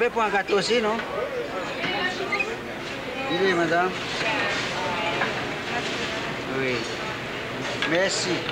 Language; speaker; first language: French; non-native, local second language; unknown